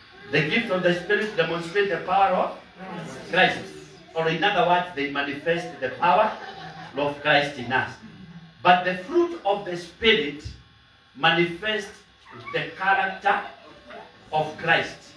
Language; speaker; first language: English; non-native, local second language; Kikuyu